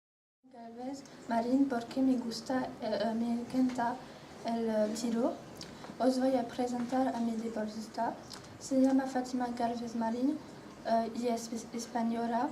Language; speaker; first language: Spanish; non-native, learner; French